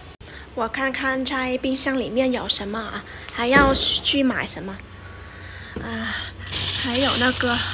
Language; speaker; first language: Chinese; non-native, fluent; Vietnamese